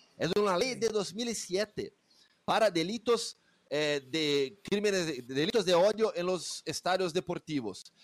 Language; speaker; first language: Spanish; non-native, fluent; Portuguese